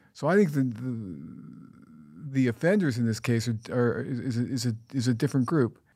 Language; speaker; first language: English; native; English